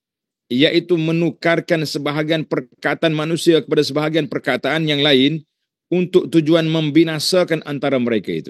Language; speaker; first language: Malay; native; Malay